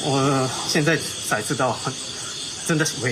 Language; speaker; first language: Chinese; non-native, fluent; Japanese